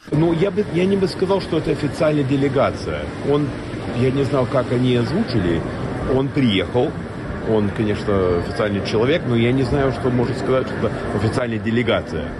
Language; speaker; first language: Russian; non-native, learner; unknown